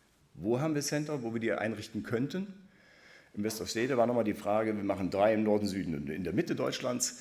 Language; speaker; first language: German; native; German